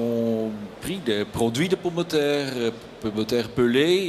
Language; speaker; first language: French; non-native, learner; Dutch